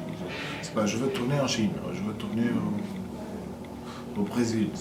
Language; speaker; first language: French; non-native, fluent; Portuguese